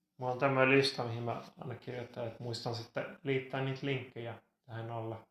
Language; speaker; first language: Finnish; native; Finnish